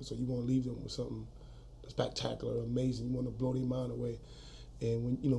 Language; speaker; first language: English; native; English